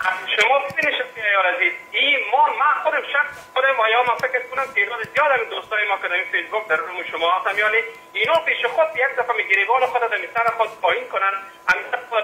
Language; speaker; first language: Persian; native; Persian